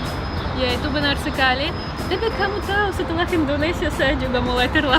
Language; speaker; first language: Indonesian; non-native, learner; Russian